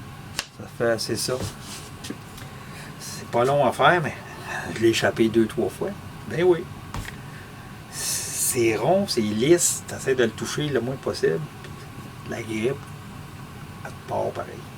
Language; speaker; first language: French; native; French